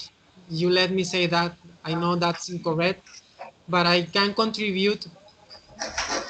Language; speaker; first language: English; non-native, fluent; Spanish